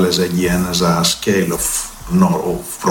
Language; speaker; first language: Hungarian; non-native, learner; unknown